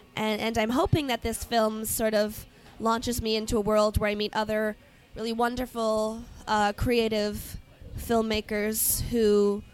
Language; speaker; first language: English; native; English